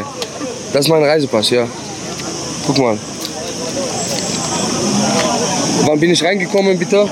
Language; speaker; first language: German; non-native, fluent; Arabic